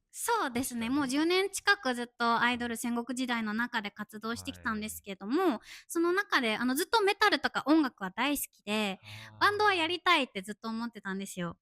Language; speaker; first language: Japanese; native; Japanese